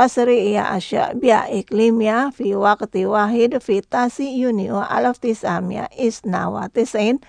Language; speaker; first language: Arabic; non-native, learner; Indonesian